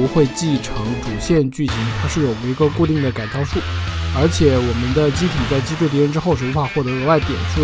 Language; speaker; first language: Chinese; native; Chinese